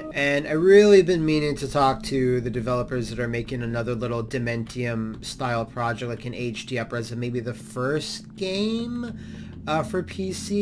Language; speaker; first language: English; native; English